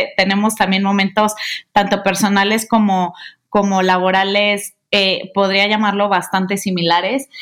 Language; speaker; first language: Spanish; native; Spanish